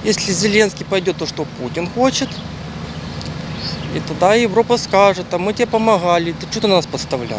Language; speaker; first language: Ukrainian; non-native, local second language; Russian